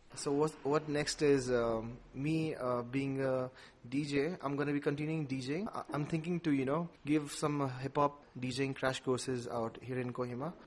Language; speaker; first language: English; non-native, local second language; Nepali